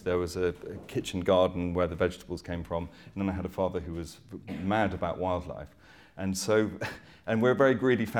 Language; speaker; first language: English; native; English